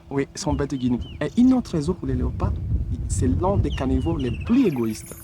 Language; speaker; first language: French; non-native, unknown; Masai